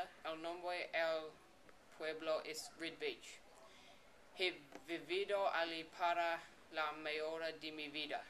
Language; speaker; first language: Spanish; non-native, learner; English